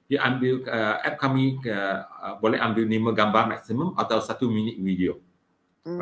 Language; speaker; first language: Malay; non-native, local second language; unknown